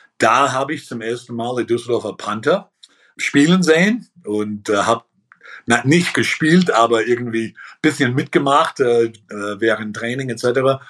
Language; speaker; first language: German; early bilingual, heritage; German